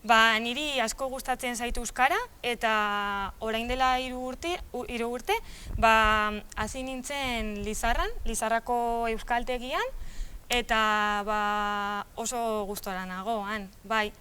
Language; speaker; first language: Basque; non-native, local second language; Spanish